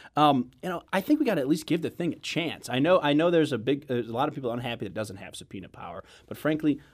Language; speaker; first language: English; native; English